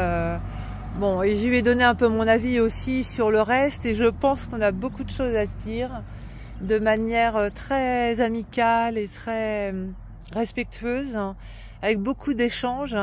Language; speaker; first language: French; native; French